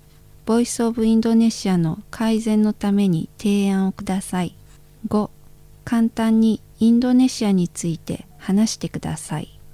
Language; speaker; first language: Japanese; non-native, fluent; Indonesian